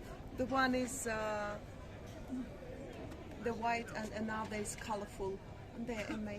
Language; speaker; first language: English; non-native, fluent; Russian